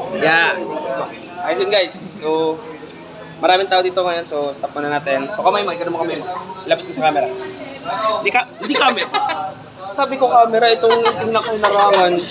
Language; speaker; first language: Filipino; native; Filipino